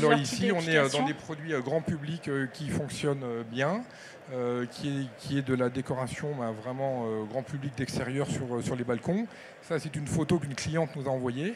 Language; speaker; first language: French; native; French